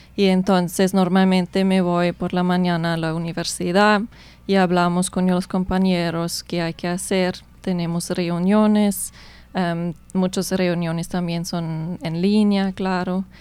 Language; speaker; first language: Spanish; non-native, fluent; German